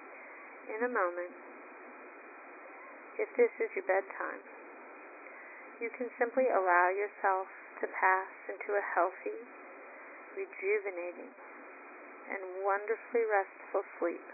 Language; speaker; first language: English; native; English